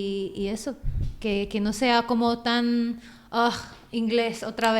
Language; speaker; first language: Spanish; non-native, fluent; Filipino